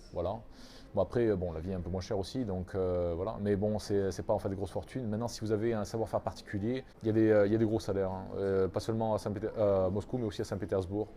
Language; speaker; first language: French; native; French